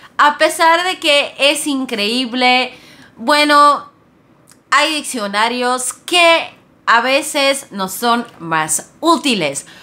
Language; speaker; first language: Spanish; non-native, fluent; Bulgarian